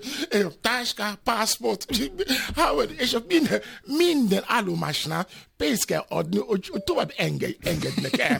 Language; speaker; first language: Hungarian; non-native, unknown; Yoruba